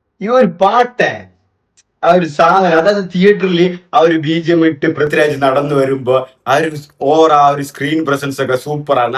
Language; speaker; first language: Malayalam; native; Malayalam